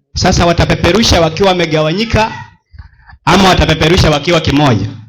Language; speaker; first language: Swahili; non-native, local second language; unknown